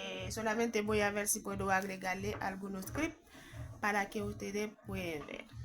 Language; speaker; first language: Spanish; non-native, fluent; Haitian Creole